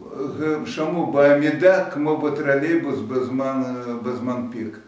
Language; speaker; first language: Hebrew; non-native, fluent; Russian